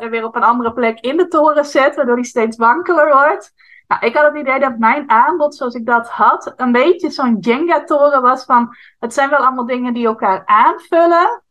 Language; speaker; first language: Dutch; native; Dutch